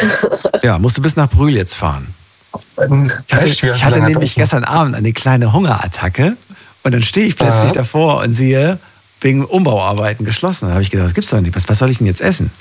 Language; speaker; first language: German; native; German